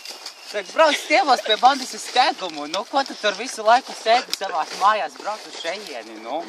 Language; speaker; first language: Latvian; native; Latvian